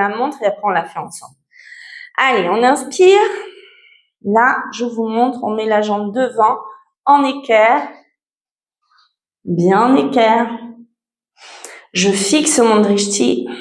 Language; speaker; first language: French; native; French